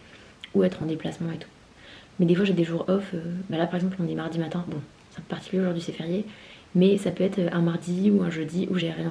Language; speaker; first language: French; native; French